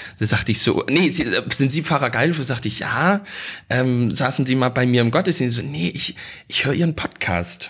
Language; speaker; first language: German; native; German